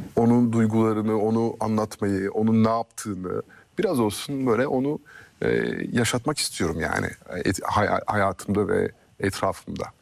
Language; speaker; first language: Turkish; early bilingual, heritage; Turkish